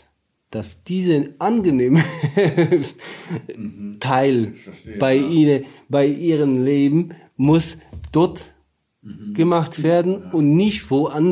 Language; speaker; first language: German; non-native, learner; Polish